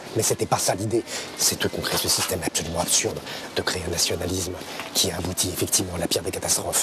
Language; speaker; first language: French; native; French